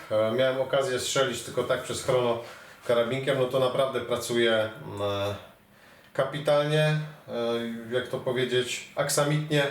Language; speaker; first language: Polish; native; Polish